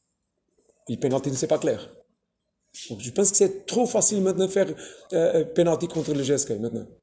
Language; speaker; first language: French; non-native, fluent; Portuguese